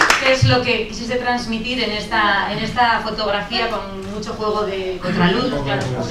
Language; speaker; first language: Spanish; native; Spanish